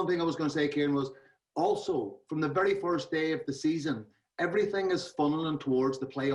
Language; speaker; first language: English; native; English